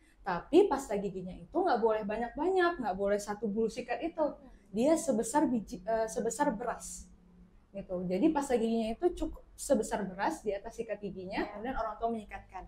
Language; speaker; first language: Indonesian; native; Indonesian